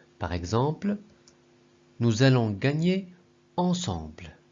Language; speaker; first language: French; non-native, local second language; Arabic